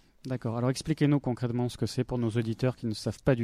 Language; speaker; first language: French; native; French